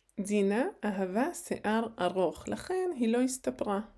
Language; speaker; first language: Hebrew; non-native, fluent; Ukrainian